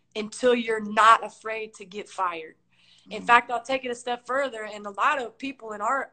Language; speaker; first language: English; native; English